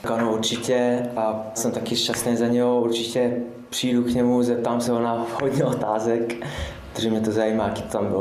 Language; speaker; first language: Czech; early bilingual, other home language; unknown